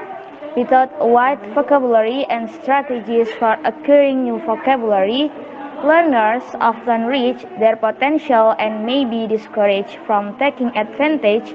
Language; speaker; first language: English; non-native, learner; Indonesian